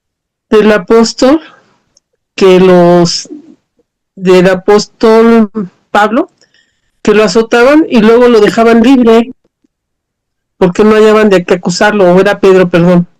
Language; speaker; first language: Spanish; native; Spanish